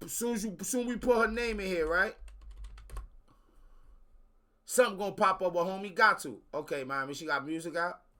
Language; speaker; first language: English; native; English